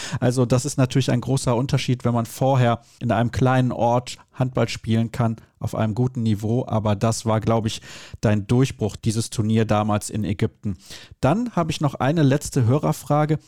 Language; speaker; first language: German; native; German